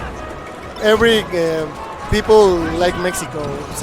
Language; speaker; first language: English; non-native, learner; Spanish